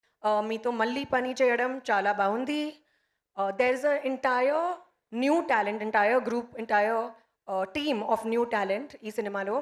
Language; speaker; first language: Telugu; non-native, learner; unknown